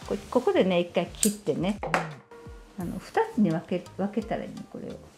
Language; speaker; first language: Japanese; native; Japanese